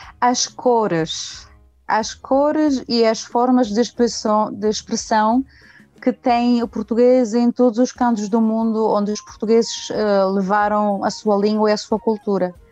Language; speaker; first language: Portuguese; early bilingual, heritage; Portuguese